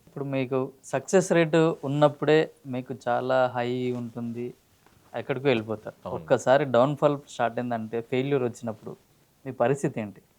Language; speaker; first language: Telugu; native; Telugu